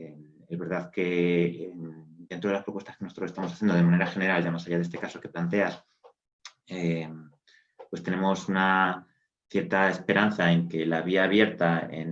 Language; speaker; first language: Spanish; native; Spanish